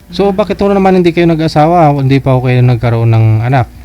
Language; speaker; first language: Filipino; native; Filipino